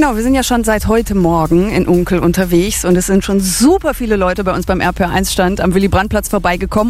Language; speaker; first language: German; native; German